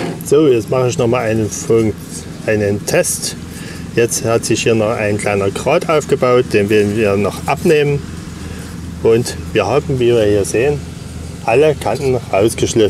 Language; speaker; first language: German; native; German